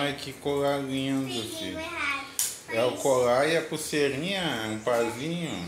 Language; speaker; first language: Portuguese; native; Portuguese